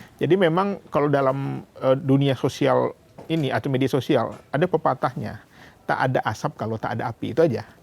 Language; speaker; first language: Indonesian; native; Indonesian